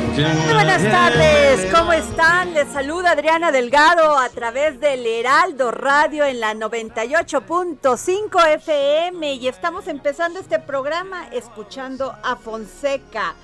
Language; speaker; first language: Spanish; native; Spanish